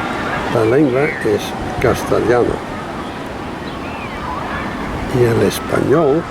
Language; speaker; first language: Spanish; non-native, fluent; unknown